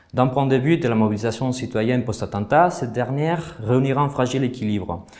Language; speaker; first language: French; non-native, fluent; Spanish